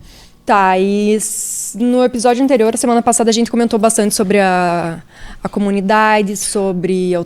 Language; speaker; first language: Portuguese; native; Portuguese